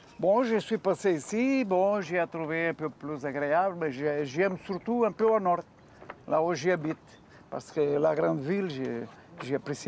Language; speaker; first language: French; non-native, fluent; Portuguese